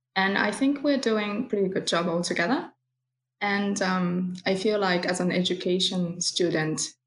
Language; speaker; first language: English; non-native, fluent; Japanese